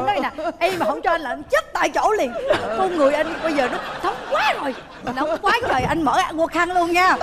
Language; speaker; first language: Vietnamese; native; Vietnamese